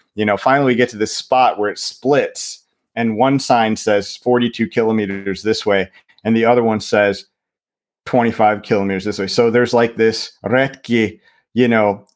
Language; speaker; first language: English; native; English